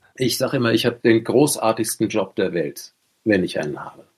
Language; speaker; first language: German; native; German